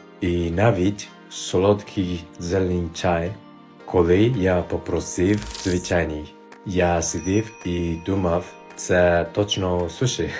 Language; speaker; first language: Ukrainian; non-native, fluent; Japanese